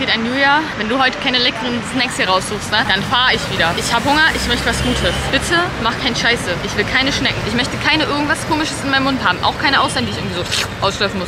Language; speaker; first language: German; native; German